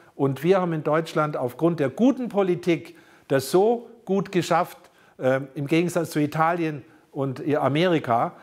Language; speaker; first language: German; native; German